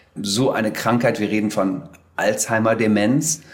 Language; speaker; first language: German; native; German